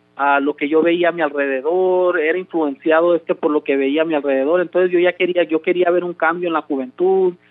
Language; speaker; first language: Spanish; early bilingual, heritage; Spanish